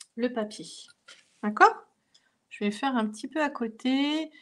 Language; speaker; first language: French; native; French